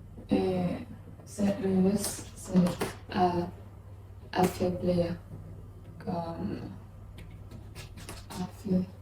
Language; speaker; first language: French; non-native, learner; English